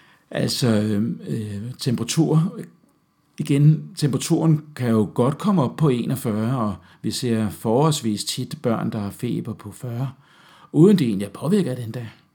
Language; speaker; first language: Danish; native; Danish